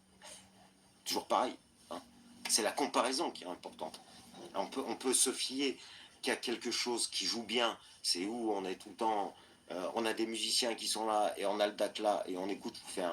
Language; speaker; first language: French; native; French